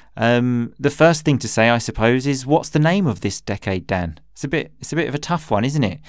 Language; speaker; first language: English; native; English